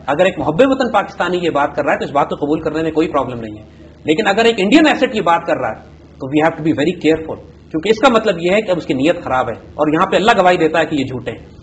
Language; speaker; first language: Urdu; native; Urdu